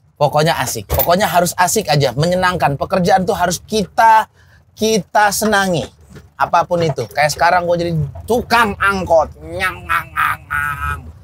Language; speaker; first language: Indonesian; native; Indonesian